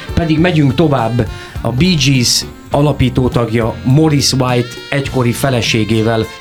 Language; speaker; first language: Hungarian; native; Hungarian